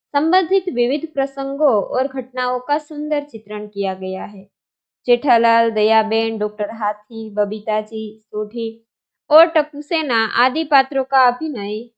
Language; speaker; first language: Hindi; non-native, local second language; Gujarati